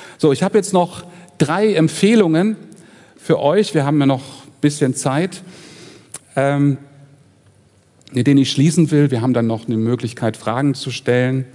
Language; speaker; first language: German; native; German